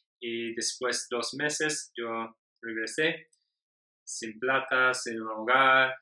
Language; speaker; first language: Spanish; non-native, learner; English